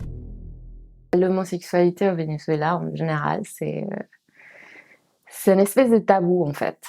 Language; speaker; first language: French; non-native, fluent; Spanish